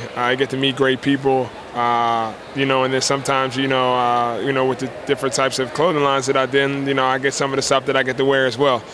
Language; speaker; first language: English; native; English